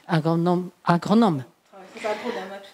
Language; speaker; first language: French; native; French